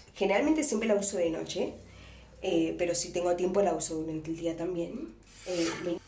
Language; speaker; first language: Spanish; native; Spanish